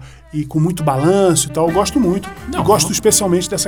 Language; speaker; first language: Portuguese; native; Portuguese